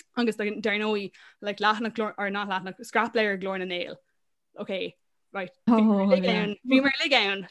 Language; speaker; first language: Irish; non-native, local second language; English